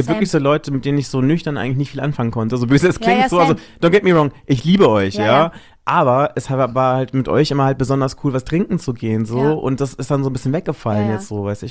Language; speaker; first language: German; native; German